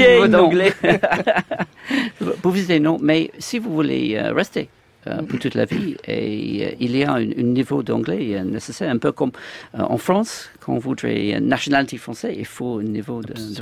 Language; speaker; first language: French; non-native, fluent; English